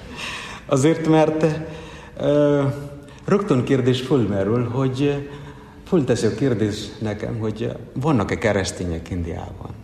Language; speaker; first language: Hungarian; non-native, fluent; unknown